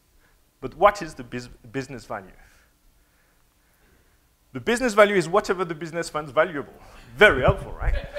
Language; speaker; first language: English; non-native, fluent; French